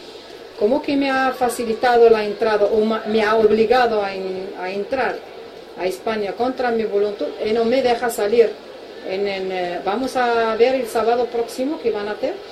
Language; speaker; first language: Spanish; non-native, fluent; Arabic